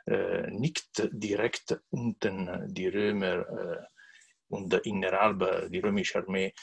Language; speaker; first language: German; non-native, learner; Italian